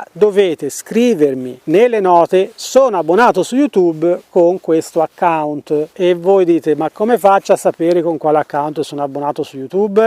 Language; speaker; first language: Italian; native; Italian